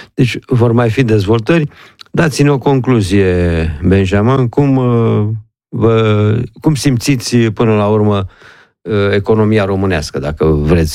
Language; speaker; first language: Romanian; native; Romanian